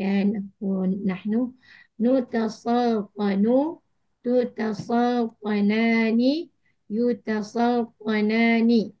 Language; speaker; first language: Arabic; non-native, learner; Malay